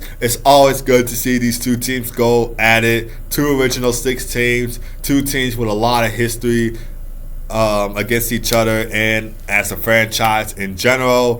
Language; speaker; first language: English; native; English